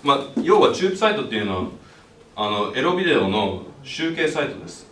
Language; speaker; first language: Japanese; early bilingual, other home language; English